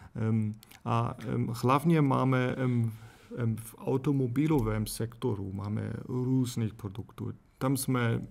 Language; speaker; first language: Czech; non-native, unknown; German